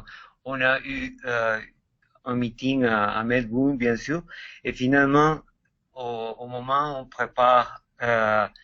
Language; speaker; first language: French; non-native, fluent; Spanish